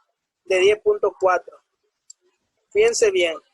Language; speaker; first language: Spanish; native; Spanish